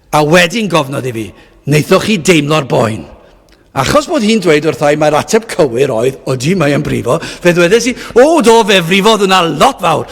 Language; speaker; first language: Welsh; native; Welsh